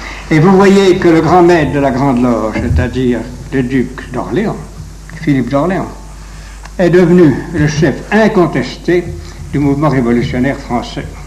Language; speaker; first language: French; native; French